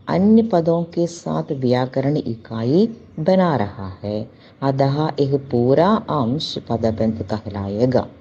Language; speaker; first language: Hindi; non-native, local second language; Malayalam